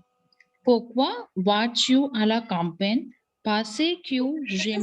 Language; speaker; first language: French; non-native, learner; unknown